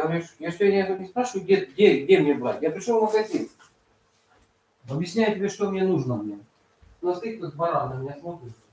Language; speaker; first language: Russian; native; Russian